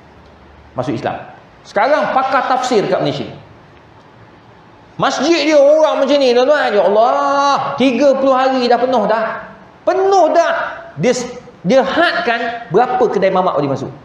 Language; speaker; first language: Malay; native; Malay